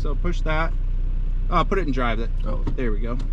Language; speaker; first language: English; native; English